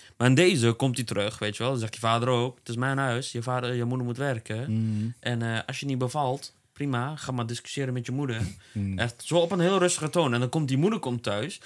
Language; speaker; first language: Dutch; early bilingual, other home language; Turkish